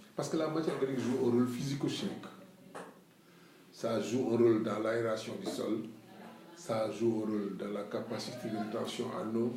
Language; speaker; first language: French; non-native, local second language; Wolof